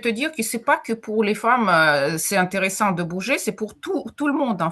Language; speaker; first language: French; non-native, fluent; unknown